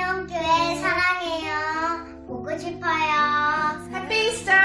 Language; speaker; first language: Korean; early bilingual, heritage; Korean